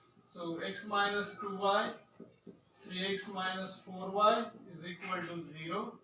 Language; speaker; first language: English; non-native, local second language; Marathi